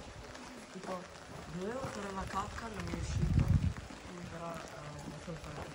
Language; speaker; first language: Italian; early bilingual, other home language; Filipino